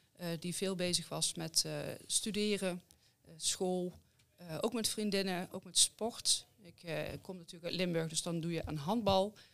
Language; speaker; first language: Dutch; native; Dutch